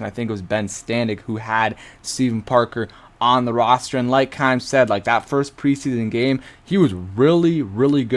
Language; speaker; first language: English; native; English